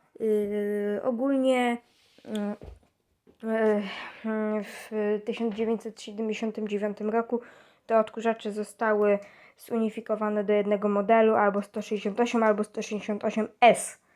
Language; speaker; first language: Polish; native; Polish